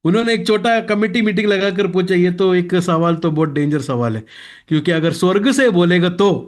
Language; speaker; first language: Hindi; non-native, local second language; Malayalam